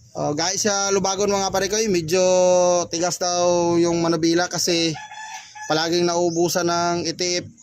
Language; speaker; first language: Filipino; non-native, local second language; Cebuano